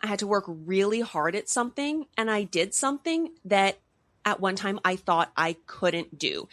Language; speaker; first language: English; native; English